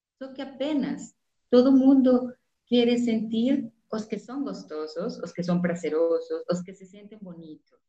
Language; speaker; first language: Spanish; non-native, fluent; Portuguese